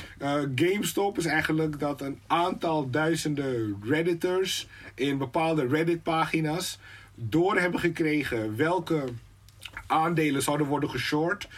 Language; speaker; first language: Dutch; native; Dutch